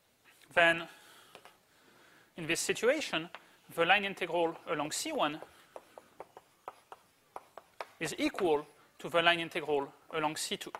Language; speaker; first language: English; native; English